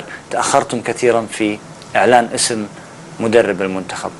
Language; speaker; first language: Arabic; native; Arabic